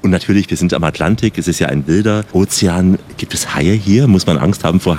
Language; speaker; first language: German; native; German